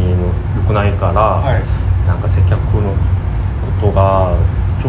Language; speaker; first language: Japanese; non-native, learner; Korean